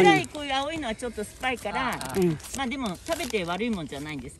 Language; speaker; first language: Japanese; native; Japanese